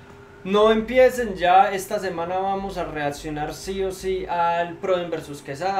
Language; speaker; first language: Spanish; native; Spanish